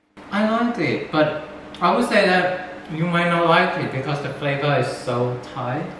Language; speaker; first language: English; non-native, fluent; Thai